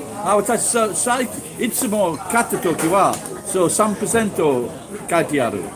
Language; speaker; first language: Japanese; non-native, learner; English